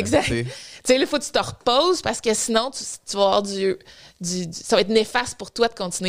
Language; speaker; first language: French; native; French